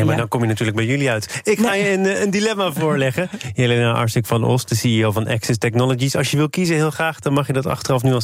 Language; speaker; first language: Dutch; native; Dutch